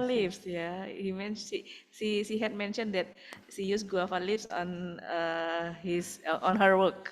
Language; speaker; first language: English; non-native, fluent; Indonesian